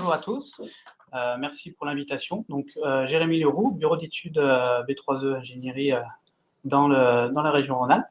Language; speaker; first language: French; native; French